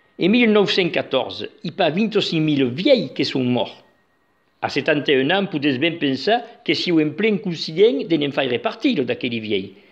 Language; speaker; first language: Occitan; native; Occitan